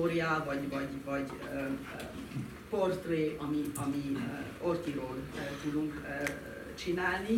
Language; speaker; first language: Hungarian; non-native, fluent; French